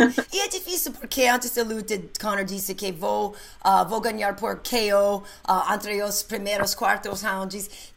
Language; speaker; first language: Portuguese; non-native, learner; English